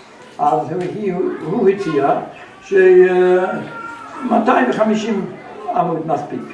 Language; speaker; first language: Hebrew; non-native, fluent; German